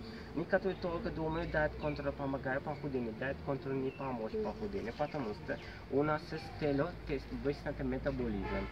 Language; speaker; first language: Russian; non-native, learner; Sinhala